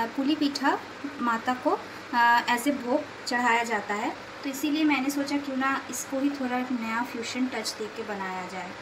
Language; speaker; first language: Hindi; non-native, local second language; Bangla